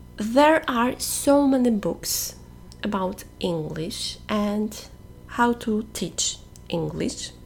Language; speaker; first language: English; non-native, fluent; Polish